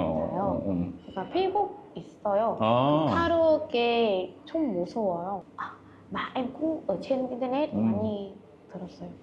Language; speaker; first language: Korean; non-native, learner; Vietnamese